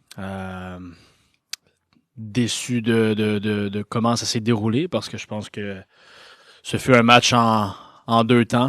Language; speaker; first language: French; native; French